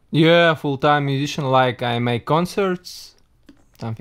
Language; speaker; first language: English; non-native, learner; Russian